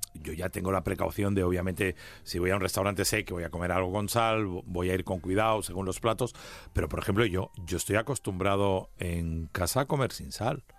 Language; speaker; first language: Spanish; early bilingual, heritage; Spanish